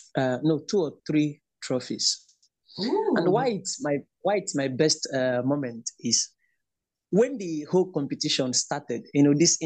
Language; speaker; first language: English; non-native, local second language; Igbo